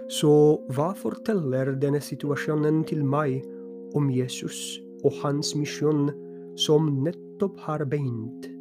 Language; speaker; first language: Norwegian; non-native, fluent; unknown